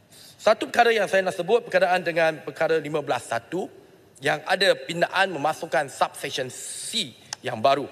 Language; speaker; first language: Malay; non-native, local second language; Chinese